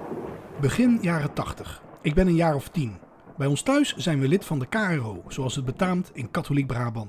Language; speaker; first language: Dutch; native; Dutch